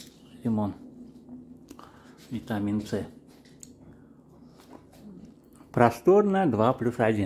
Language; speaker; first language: Russian; native; Russian